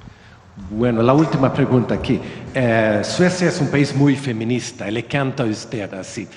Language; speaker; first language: Spanish; non-native, learner; Swedish